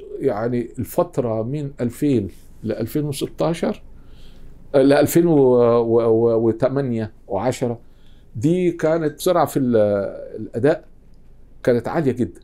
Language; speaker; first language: Arabic; native; Arabic